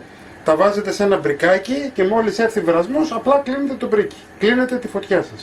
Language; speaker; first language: Greek; native; Greek